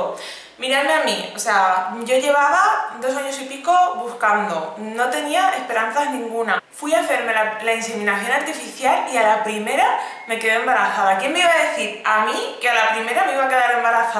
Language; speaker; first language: Spanish; native; Spanish